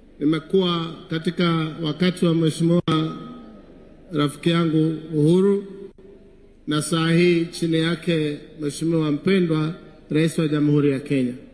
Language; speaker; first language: Swahili; non-native, local second language; Kikuyu